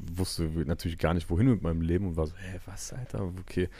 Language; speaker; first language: German; native; German